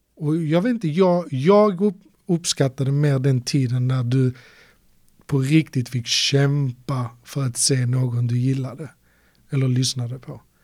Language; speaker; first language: Swedish; native; Swedish